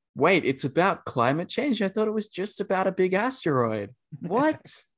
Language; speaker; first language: English; native; English